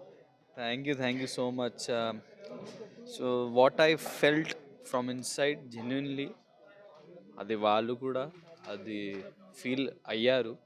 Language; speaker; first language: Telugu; non-native, local second language; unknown